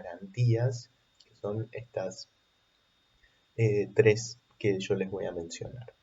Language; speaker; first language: Spanish; native; Spanish